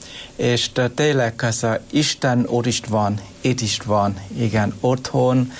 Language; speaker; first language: Hungarian; non-native, learner; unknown